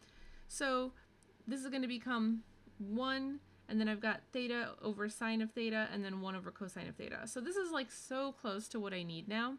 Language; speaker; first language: English; native; English